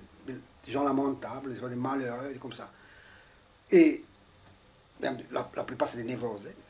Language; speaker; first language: French; non-native, fluent; Romanian